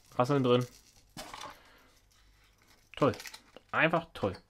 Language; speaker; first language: German; native; German